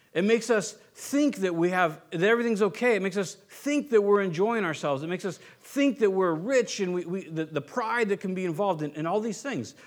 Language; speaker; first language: English; native; English